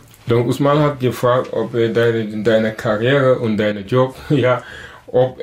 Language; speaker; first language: German; non-native, learner; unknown